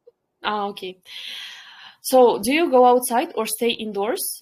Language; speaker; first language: English; non-native, fluent; Kyrgyz